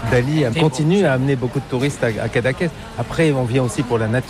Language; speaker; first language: French; native; French